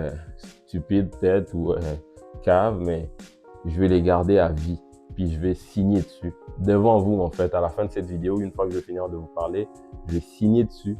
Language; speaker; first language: French; native; French